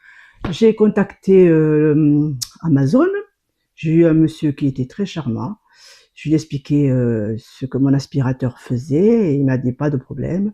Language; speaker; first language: French; native; French